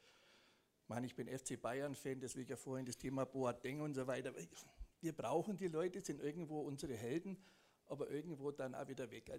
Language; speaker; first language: German; native; German